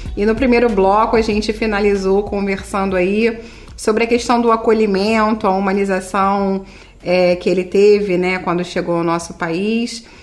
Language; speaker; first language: Portuguese; native; Portuguese